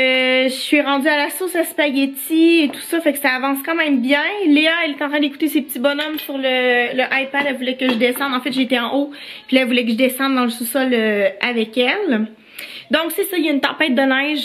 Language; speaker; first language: French; native; French